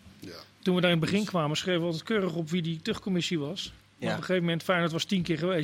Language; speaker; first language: Dutch; native; Dutch